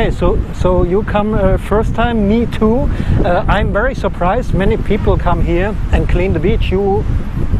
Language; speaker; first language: English; non-native, learner; German